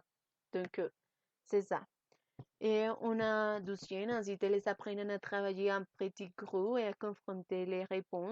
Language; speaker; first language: French; non-native, learner; Spanish